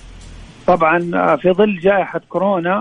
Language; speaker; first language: Arabic; native; Arabic